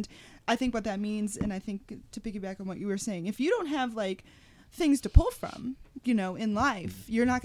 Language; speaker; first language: English; native; English